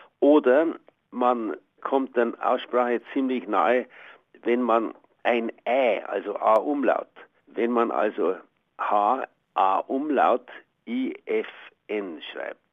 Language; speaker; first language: German; native; German